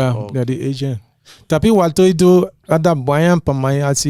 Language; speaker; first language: Indonesian; non-native, fluent; English